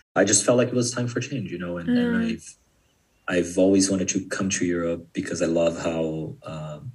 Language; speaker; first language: English; non-native, fluent; Portuguese